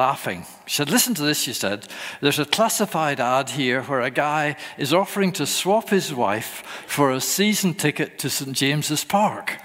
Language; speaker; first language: English; native; English